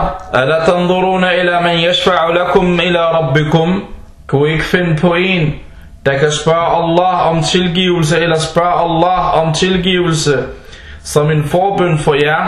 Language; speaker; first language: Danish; non-native, fluent; Arabic